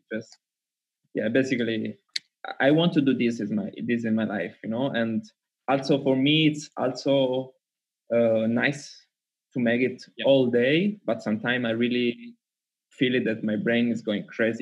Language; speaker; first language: English; non-native, learner; Italian